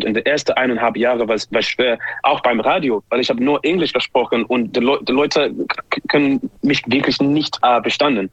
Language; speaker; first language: German; non-native, learner; English